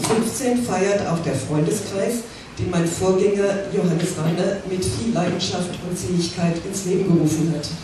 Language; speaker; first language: German; native; German